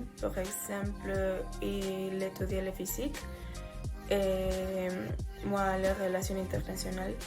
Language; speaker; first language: French; non-native, learner; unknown